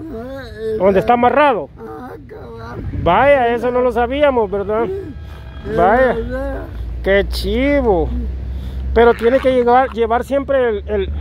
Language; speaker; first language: Spanish; native; Spanish